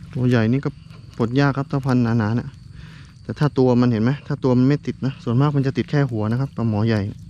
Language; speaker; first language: Thai; native; Thai